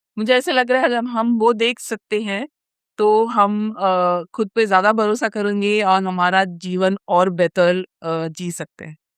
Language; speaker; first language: Hindi; non-native, local second language; Malayalam